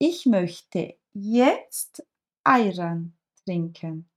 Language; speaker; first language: German; non-native, fluent; Turkish